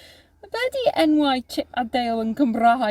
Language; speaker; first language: Welsh; non-native, learner; English